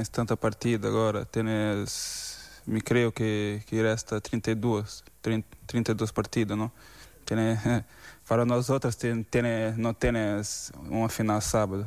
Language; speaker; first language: Spanish; non-native, learner; Portuguese